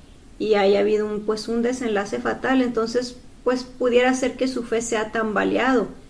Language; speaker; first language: Spanish; native; Spanish